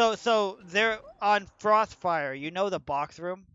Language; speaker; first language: English; native; English